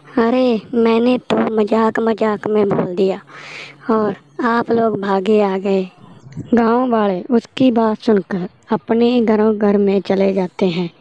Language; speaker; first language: Hindi; native; Hindi